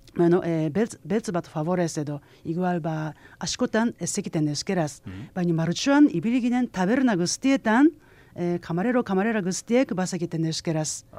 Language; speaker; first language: Basque; non-native, fluent; Japanese